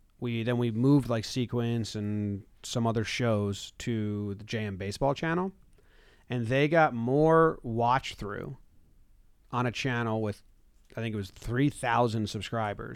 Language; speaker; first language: English; native; English